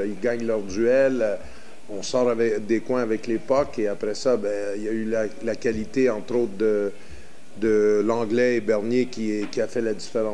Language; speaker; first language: French; native; French